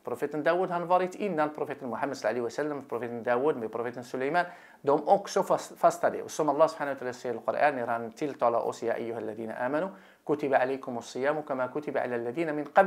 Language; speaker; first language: Swedish; non-native, fluent; Arabic